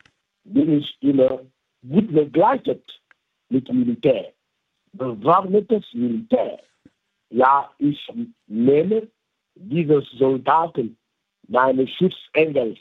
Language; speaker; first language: German; non-native, fluent; French